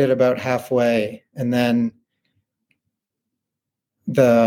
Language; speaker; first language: English; native; English